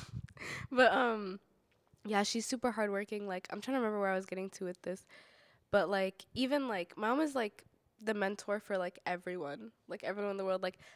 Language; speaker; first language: English; native; English